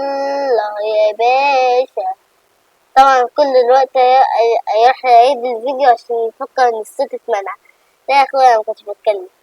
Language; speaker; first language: Arabic; native; Arabic